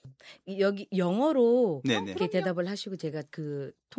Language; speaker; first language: Korean; non-native, fluent; Filipino